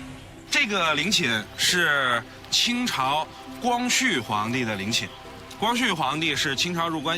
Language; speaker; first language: Chinese; native; Chinese